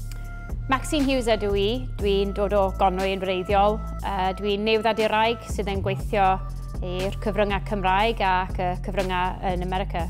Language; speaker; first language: Welsh; native; Welsh